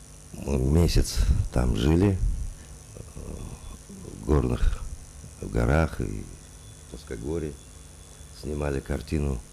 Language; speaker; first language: Russian; non-native, local second language; Uzbek